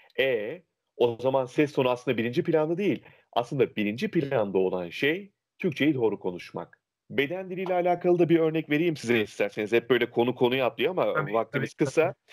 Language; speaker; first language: Turkish; native; Turkish